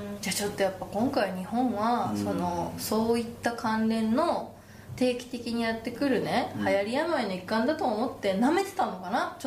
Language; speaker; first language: Japanese; native; Japanese